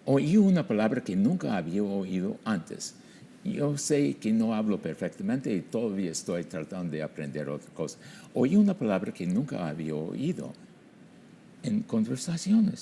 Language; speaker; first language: Spanish; non-native, fluent; English